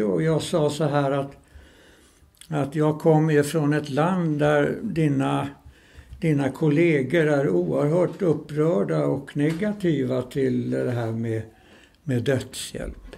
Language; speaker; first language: Swedish; native; Swedish